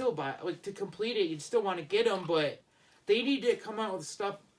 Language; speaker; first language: English; native; English